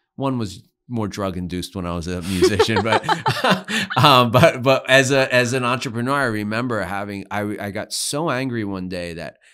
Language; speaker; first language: English; native; English